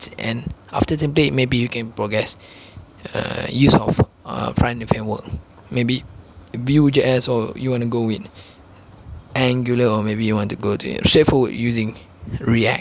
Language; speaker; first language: English; non-native, local second language; Malay